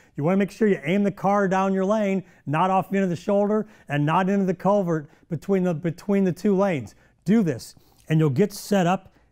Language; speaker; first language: English; native; English